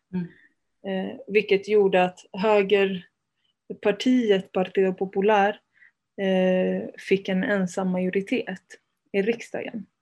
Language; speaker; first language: Swedish; early bilingual, other home language; Spanish